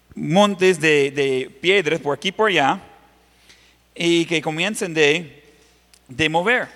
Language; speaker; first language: Spanish; non-native, fluent; English